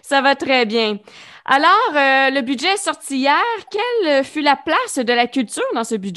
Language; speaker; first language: French; native; French